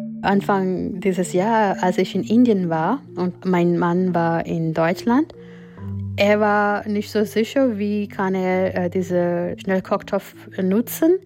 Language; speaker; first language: German; non-native, fluent; Gujarati